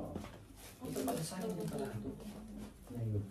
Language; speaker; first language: Filipino; native; Filipino